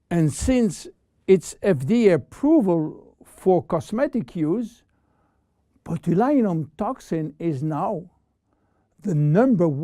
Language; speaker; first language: English; non-native, fluent; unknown